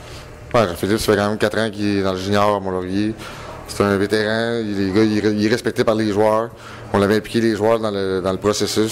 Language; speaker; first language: French; native; French